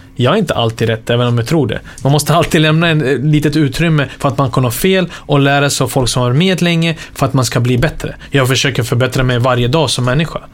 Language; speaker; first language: Swedish; early bilingual, other home language; Serbian